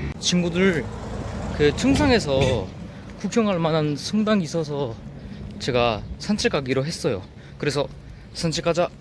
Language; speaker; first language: Korean; non-native, learner; French